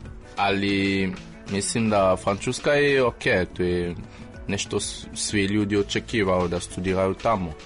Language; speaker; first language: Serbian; non-native, fluent; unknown